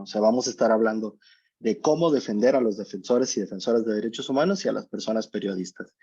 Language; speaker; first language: Spanish; native; Spanish